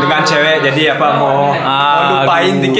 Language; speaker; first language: Indonesian; early bilingual, heritage; German